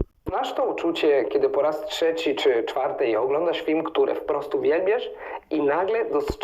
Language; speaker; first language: Polish; non-native, fluent; Italian